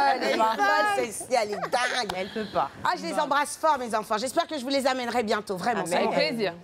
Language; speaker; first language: French; native; French